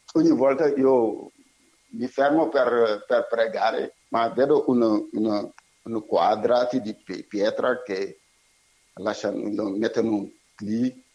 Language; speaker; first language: Italian; non-native, learner; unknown